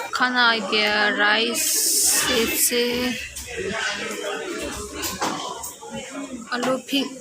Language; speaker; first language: Hindi; non-native, learner; Tibetan